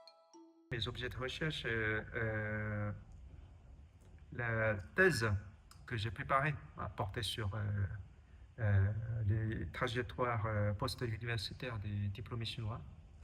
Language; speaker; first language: French; non-native, fluent; Chinese